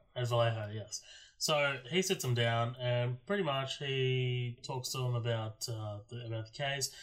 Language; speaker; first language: English; native; English